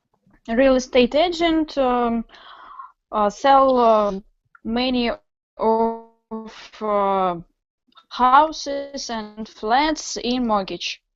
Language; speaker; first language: English; non-native, learner; Russian